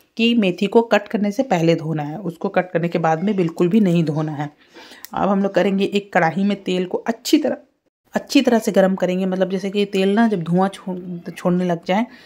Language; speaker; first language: Hindi; native; Hindi